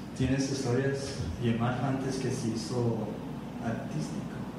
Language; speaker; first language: Spanish; early bilingual, heritage; Spanish